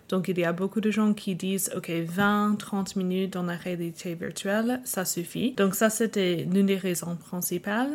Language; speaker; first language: French; non-native, fluent; English